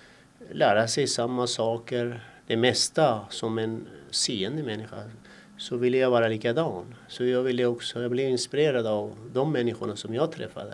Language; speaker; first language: Swedish; non-native, fluent; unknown